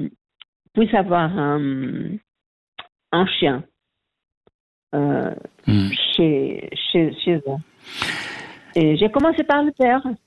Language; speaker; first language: French; non-native, fluent; Portuguese